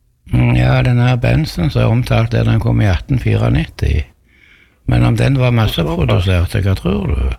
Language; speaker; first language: Norwegian; native; Norwegian